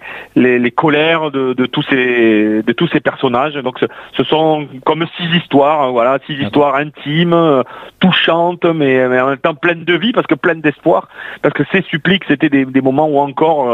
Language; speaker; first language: French; native; French